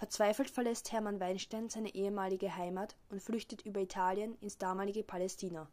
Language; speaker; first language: German; native; German